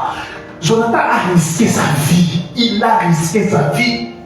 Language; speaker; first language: French; non-native, local second language; Lingala